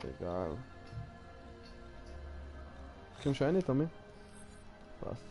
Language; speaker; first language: German; native; German